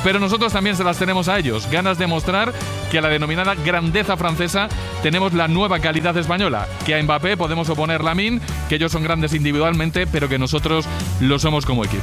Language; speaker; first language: Spanish; native; Spanish